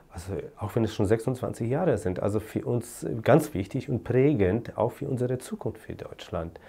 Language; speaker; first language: German; non-native, fluent; Polish